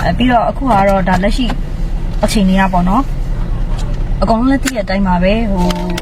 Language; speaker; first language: Burmese; native; Burmese